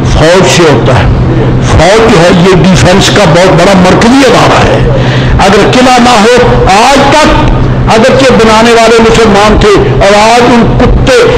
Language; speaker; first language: Urdu; non-native, local second language; Punjabi